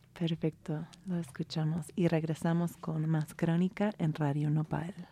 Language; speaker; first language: Spanish; non-native, fluent; English